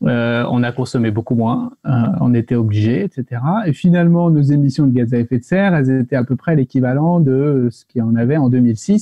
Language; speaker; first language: French; native; French